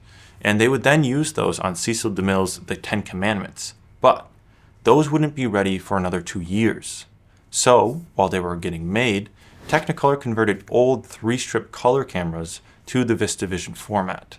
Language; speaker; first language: English; native; English